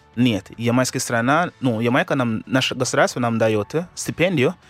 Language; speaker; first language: Russian; non-native, fluent; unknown